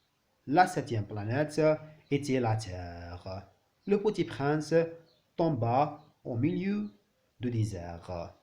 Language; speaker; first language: French; non-native, learner; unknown